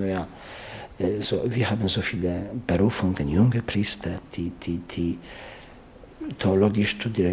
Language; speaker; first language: German; non-native, fluent; Polish